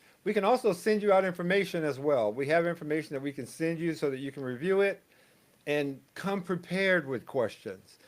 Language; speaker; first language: English; native; English